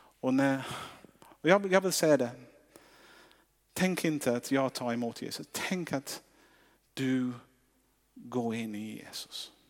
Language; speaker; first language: Swedish; non-native, fluent; English